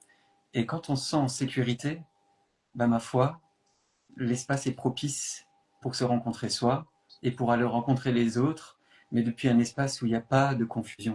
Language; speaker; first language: French; native; French